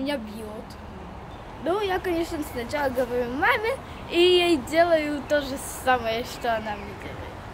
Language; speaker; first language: Russian; early bilingual, heritage; Russian